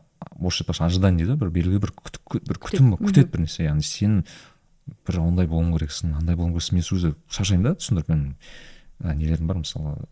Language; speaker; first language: Kazakh; native; Kazakh